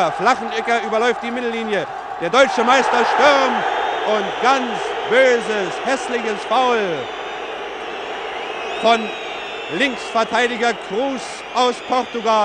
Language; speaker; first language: German; native; German